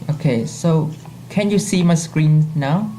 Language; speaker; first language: English; non-native, fluent; Vietnamese